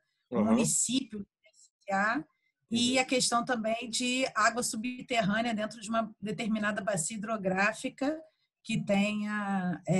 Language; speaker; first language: Portuguese; native; Portuguese